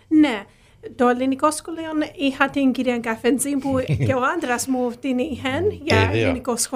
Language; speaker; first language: Greek; early bilingual, heritage; Greek